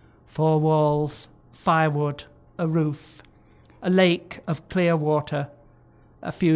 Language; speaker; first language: English; native; English